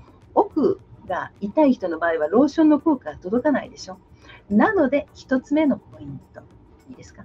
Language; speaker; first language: Japanese; native; Japanese